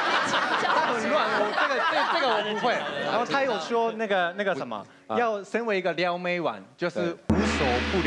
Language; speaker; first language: Chinese; non-native, fluent; Japanese